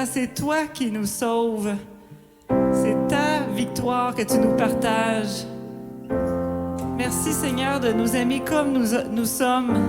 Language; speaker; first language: French; native; French